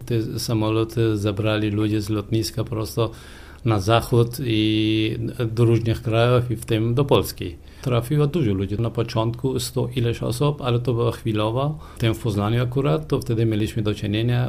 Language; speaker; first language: Polish; non-native, fluent; Persian